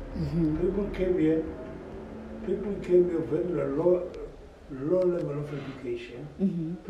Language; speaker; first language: English; non-native, local second language; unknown